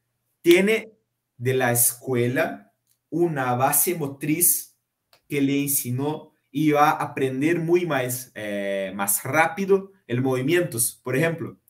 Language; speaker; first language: Spanish; non-native, fluent; Portuguese